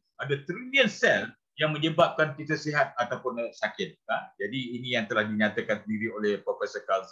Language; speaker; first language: Malay; native; Malay